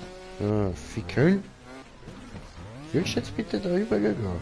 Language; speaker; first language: German; native; German